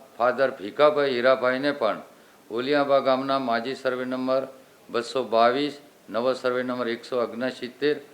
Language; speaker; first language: Gujarati; non-native, local second language; Rathawi